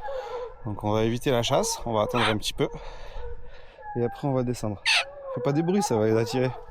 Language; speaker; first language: French; native; French